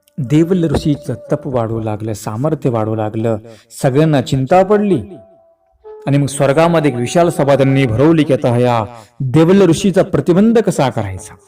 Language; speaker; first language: Marathi; native; Marathi